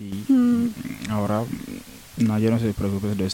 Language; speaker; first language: Spanish; non-native, learner; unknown